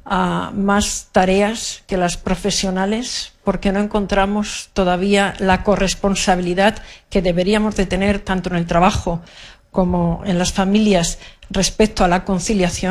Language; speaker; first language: Spanish; native; Spanish